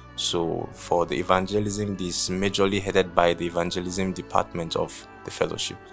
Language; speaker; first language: English; non-native, local second language; Igbo